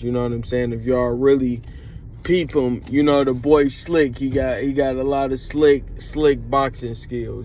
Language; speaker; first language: English; native; English